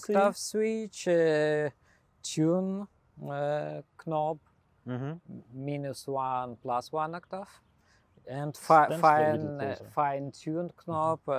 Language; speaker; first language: English; non-native, learner; Belarusian